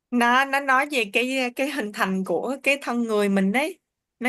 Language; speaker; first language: Vietnamese; native; Vietnamese